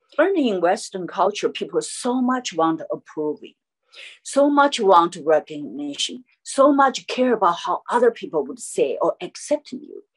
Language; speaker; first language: English; non-native, fluent; Chinese